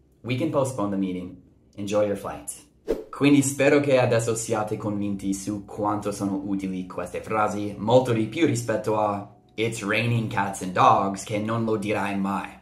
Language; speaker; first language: Italian; non-native, fluent; English